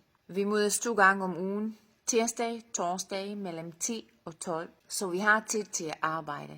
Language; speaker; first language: Danish; non-native, fluent; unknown